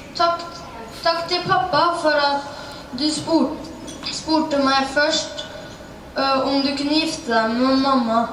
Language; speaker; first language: Norwegian; early bilingual, other home language; Thai